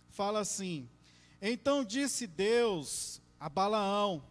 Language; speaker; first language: Portuguese; native; Portuguese